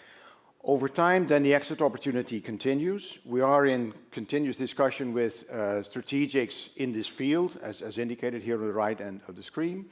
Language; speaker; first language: English; non-native, fluent; Dutch